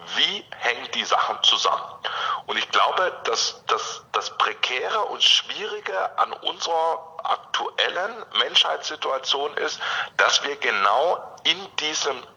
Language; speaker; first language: German; native; German